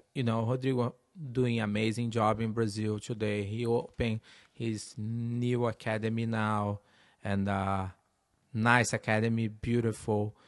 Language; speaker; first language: English; non-native, learner; Portuguese